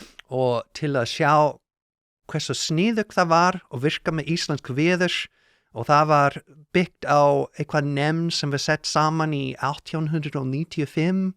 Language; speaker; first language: Icelandic; non-native, learner; English